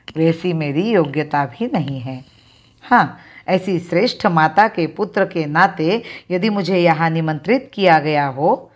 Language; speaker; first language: Hindi; non-native, local second language; Marathi